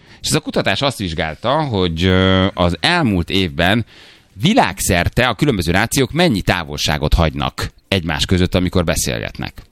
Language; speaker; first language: Hungarian; native; Hungarian